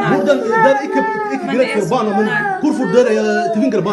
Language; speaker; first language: Norwegian; non-native, learner; Somali